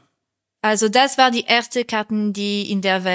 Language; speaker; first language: German; non-native, fluent; French